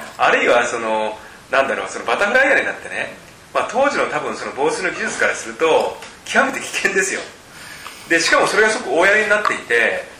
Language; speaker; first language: Japanese; native; Japanese